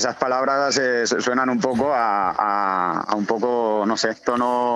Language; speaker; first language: Spanish; native; Spanish